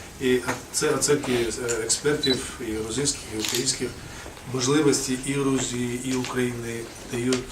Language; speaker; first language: Ukrainian; non-native, fluent; Georgian